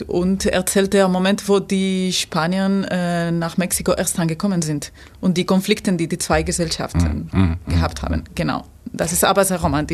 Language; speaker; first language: German; non-native, fluent; Spanish